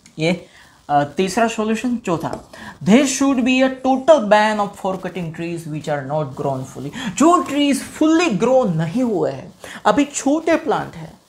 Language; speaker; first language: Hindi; non-native, local second language; Gujarati